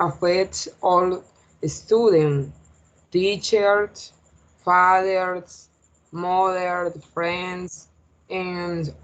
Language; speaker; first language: English; non-native, learner; Spanish